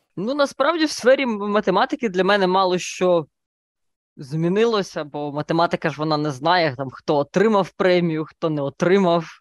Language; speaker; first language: Ukrainian; native; Ukrainian